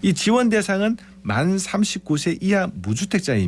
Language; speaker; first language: Korean; native; Korean